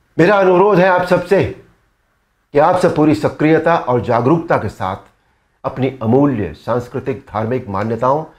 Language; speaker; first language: Hindi; native; Hindi